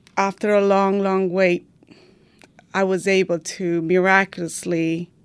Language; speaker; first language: English; non-native, fluent; Romanian